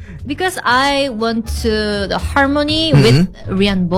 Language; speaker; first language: English; non-native, learner; Korean